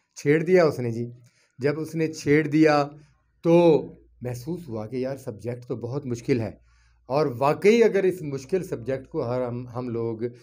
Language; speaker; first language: Urdu; non-native, local second language; Punjabi